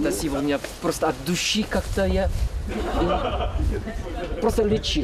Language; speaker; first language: Russian; non-native, learner; Korean